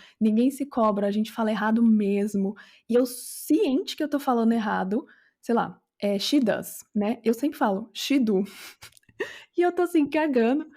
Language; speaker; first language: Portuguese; native; Portuguese